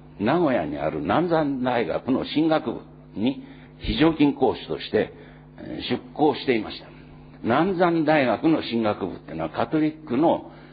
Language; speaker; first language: Japanese; native; Japanese